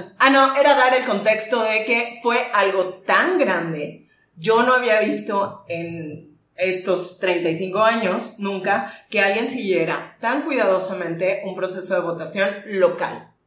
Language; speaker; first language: Spanish; native; Spanish